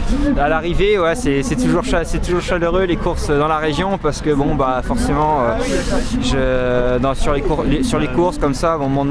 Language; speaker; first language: French; native; French